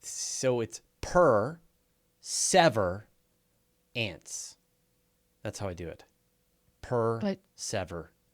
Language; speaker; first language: English; native; English